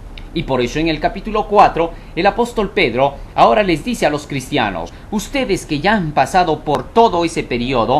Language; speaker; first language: Spanish; native; Spanish